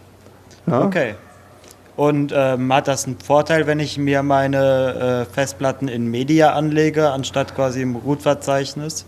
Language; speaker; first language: German; native; German